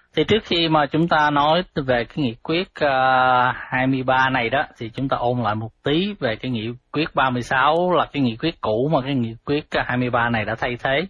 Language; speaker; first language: Vietnamese; native; Vietnamese